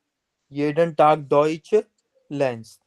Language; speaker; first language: German; non-native, fluent; Hindi